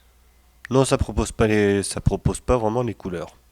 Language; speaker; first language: French; native; French